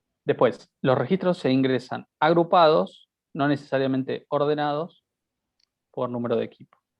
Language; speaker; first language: Spanish; native; Spanish